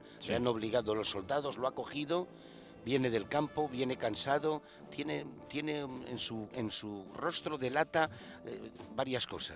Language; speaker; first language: Spanish; native; Spanish